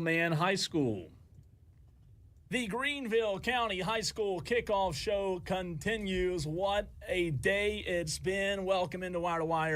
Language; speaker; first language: English; native; English